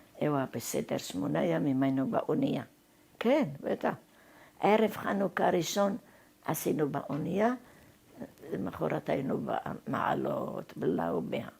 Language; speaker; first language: Hebrew; non-native, fluent; Arabic